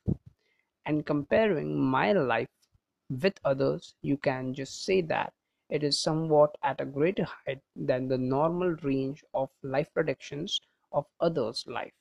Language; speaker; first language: English; non-native, local second language; Hindi